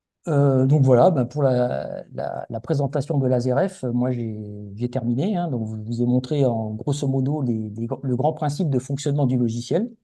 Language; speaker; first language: French; native; French